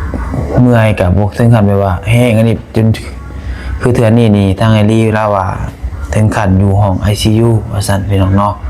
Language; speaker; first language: Thai; non-native, local second language; Lao